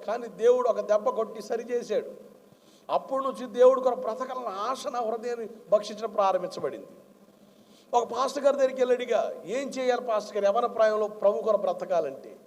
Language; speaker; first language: Telugu; non-native, local second language; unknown